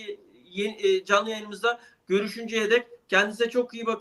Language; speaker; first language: Turkish; native; Turkish